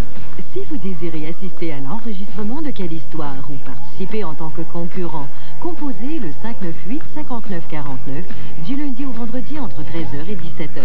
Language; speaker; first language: French; native; French